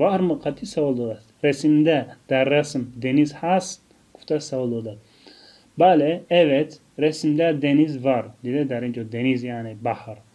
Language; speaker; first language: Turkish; non-native, fluent; Tajik